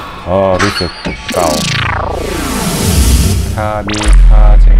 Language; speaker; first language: Thai; non-native, learner; Korean